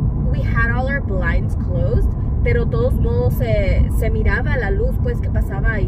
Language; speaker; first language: Spanish; early bilingual, heritage; Spanish